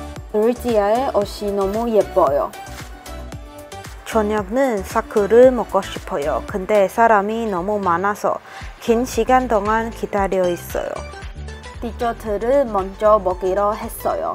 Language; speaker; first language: Korean; non-native, learner; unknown